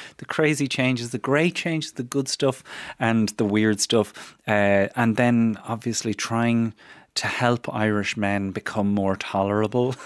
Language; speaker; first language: English; native; English